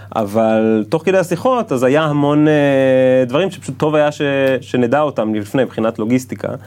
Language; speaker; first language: Hebrew; native; Hebrew